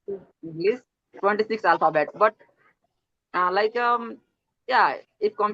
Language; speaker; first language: English; non-native, learner; Odia